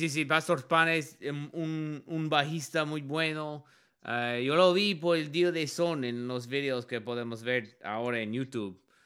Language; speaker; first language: Spanish; non-native, learner; English